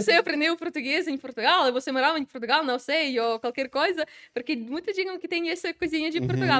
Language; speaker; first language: Portuguese; non-native, fluent; Ukrainian